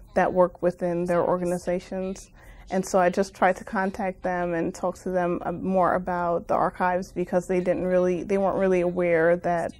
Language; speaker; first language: English; native; English